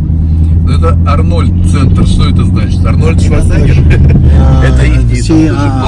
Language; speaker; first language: Russian; native; Russian